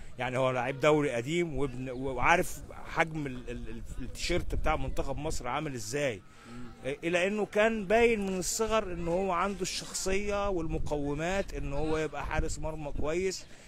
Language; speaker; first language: Egyptian Arabic; native; Egyptian Arabic